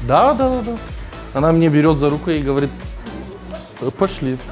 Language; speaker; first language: Russian; non-native, learner; Bulgarian